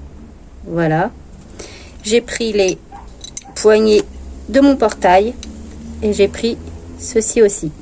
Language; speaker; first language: French; native; French